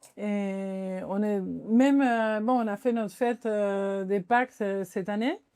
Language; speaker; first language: French; non-native, fluent; Spanish